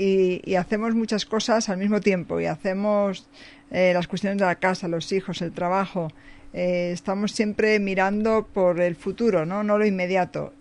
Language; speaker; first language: Spanish; native; Spanish